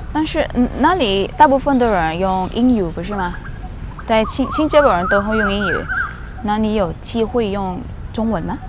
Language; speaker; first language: Chinese; non-native, learner; Thai